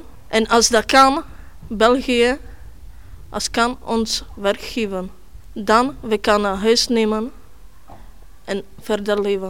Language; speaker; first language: Dutch; non-native, learner; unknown